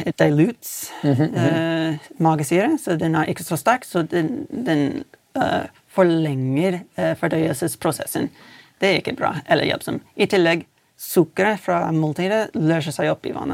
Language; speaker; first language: Norwegian; non-native, fluent; English